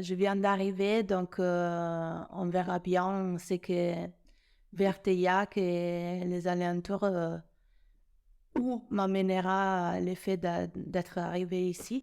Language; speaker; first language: French; non-native, fluent; Italian